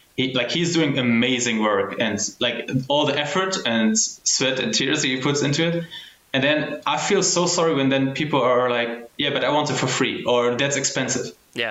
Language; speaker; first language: English; early bilingual, heritage; German